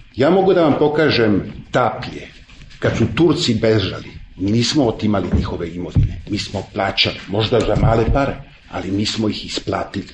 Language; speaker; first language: Serbian; early bilingual, heritage; Serbian